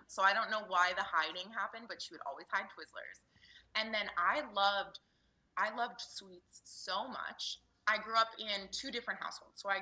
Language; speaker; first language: English; native; English